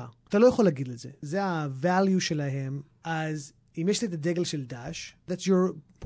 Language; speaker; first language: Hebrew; early bilingual, heritage; English